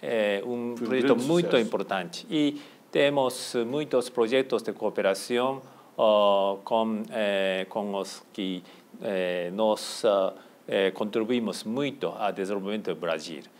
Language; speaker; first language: Portuguese; non-native, fluent; Japanese